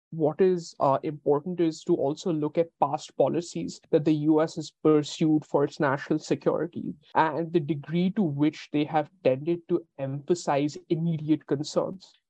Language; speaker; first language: English; non-native, local second language; Bangla